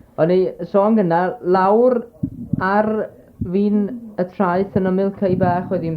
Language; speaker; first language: Welsh; native; Welsh